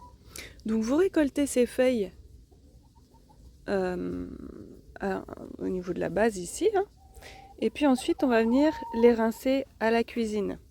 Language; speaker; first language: French; native; French